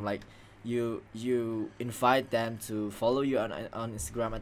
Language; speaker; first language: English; non-native, fluent; Indonesian